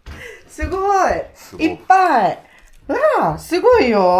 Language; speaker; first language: Japanese; native; Japanese